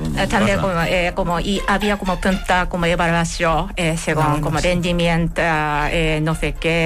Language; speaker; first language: Catalan; non-native, learner; Japanese